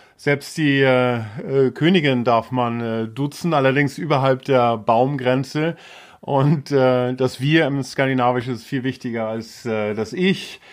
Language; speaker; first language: German; native; German